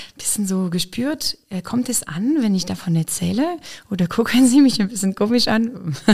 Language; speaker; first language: German; non-native, fluent; French